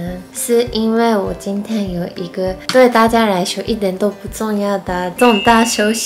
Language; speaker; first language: Chinese; non-native, fluent; Japanese